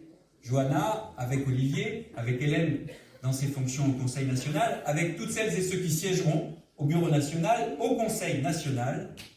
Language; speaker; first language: French; native; French